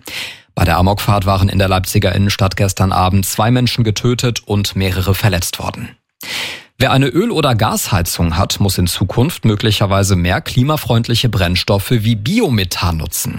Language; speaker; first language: German; native; German